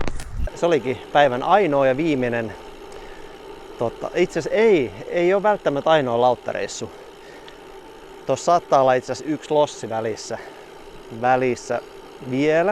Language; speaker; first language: Finnish; native; Finnish